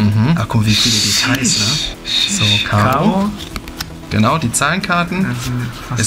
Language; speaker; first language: German; native; German